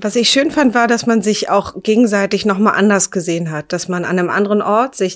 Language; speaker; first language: German; native; German